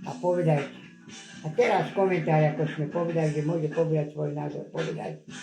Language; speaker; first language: Slovak; non-native, local second language; Hungarian